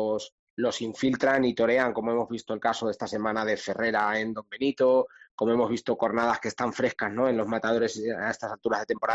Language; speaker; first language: Spanish; native; Spanish